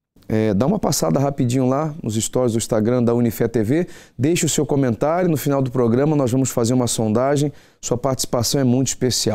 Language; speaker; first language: Portuguese; native; Portuguese